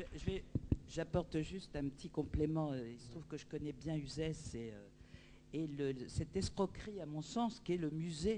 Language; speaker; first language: French; native; French